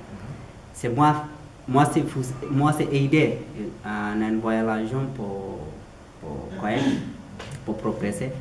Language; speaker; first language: French; non-native, learner; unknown